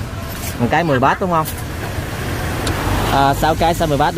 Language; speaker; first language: Vietnamese; native; Vietnamese